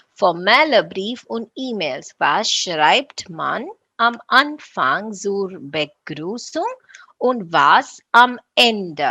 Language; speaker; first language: German; non-native, learner; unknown